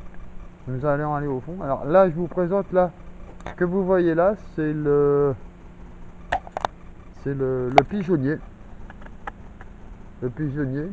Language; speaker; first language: French; native; French